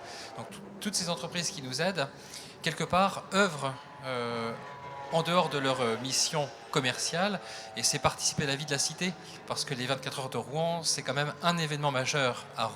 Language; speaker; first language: French; native; French